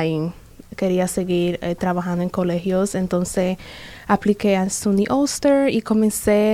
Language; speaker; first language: Spanish; early bilingual, other home language; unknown